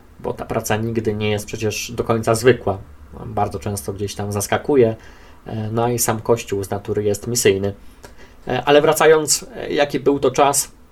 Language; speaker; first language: Polish; native; Polish